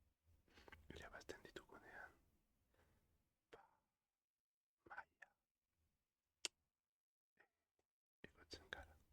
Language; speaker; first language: Basque; non-native, learner; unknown